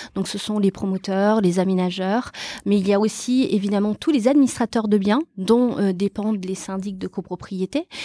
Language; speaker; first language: French; early bilingual, other home language; Portuguese